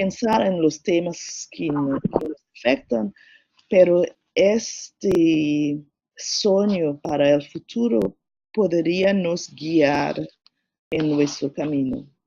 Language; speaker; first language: Spanish; non-native, learner; English